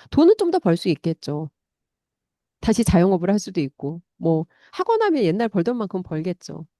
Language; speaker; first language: Korean; native; Korean